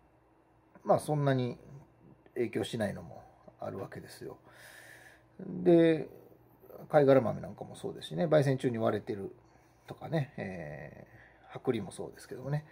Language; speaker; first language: Japanese; native; Japanese